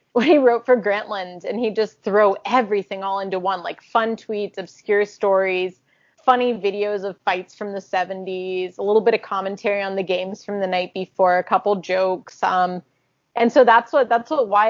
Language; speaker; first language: English; native; English